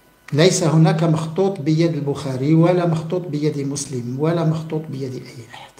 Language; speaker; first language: Arabic; native; Arabic